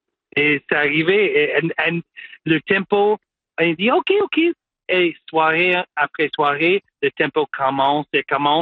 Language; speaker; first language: French; non-native, local second language; English